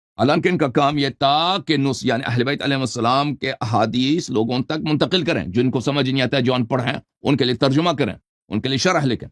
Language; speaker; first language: Urdu; non-native, fluent; Persian